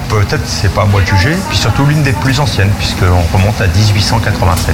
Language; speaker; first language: French; native; French